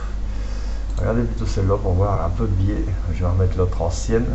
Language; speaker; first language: French; native; French